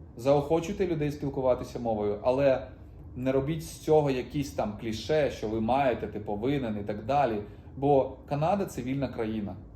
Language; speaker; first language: Ukrainian; non-native, local second language; Russian